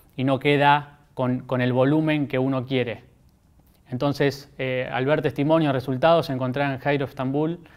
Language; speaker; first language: Spanish; native; Spanish